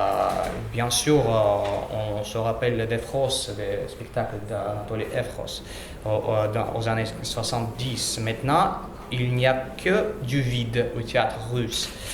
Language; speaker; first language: French; non-native, learner; Russian